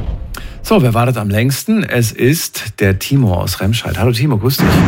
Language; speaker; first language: German; native; German